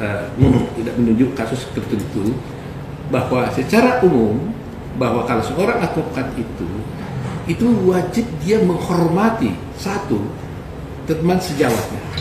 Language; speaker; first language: Indonesian; native; Indonesian